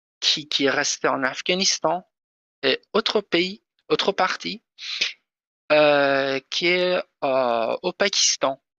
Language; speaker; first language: French; non-native, learner; Persian